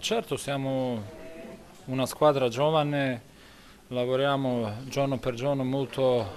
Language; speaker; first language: Italian; non-native, learner; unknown